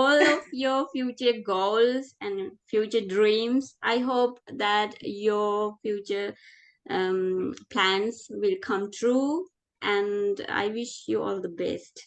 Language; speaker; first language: English; non-native, fluent; Sinhala